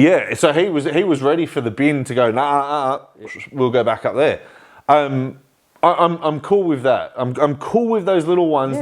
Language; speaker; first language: English; native; English